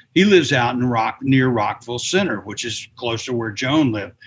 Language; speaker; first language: English; native; English